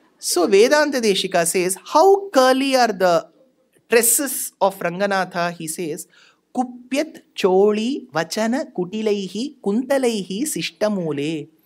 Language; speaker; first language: English; non-native, local second language; Tamil